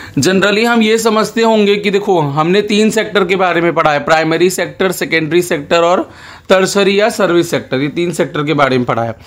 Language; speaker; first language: Hindi; non-native, local second language; Gujarati